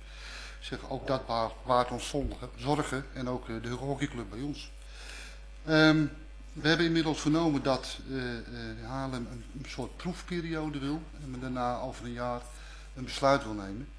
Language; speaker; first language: Dutch; native; Dutch